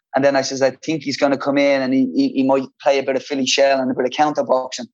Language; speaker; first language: English; native; English